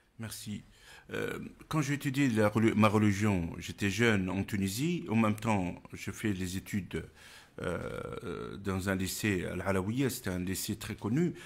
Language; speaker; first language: French; non-native, local second language; Arabic